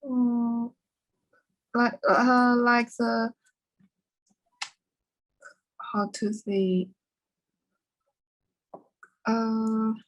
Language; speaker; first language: English; non-native, learner; Chinese